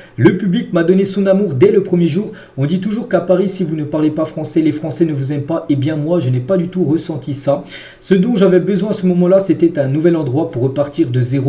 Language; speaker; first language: French; native; French